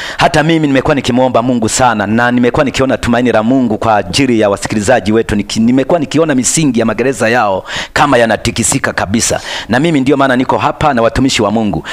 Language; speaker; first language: Swahili; native; Swahili